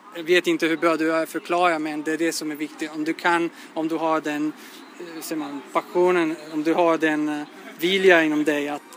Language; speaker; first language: Swedish; non-native, fluent; Italian